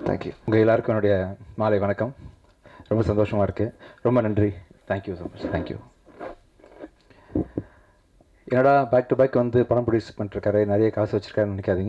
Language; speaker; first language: Tamil; native; Tamil